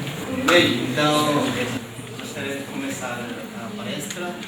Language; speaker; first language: Portuguese; non-native, fluent; Japanese